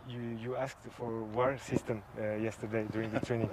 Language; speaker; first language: English; non-native, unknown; Turkish